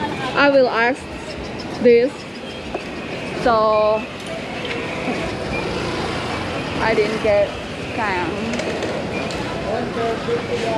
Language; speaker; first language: English; non-native, learner; Indonesian